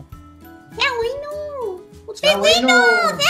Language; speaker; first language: Spanish; native; Spanish